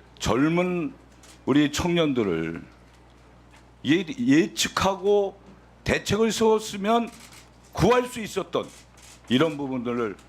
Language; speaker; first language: Korean; native; Korean